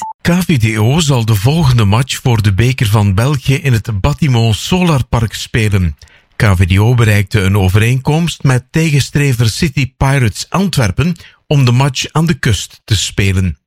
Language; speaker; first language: Dutch; native; Dutch